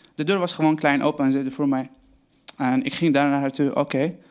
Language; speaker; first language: Dutch; non-native, fluent; Arabic